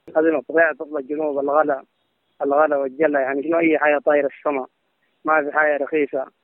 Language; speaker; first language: Arabic; native; Arabic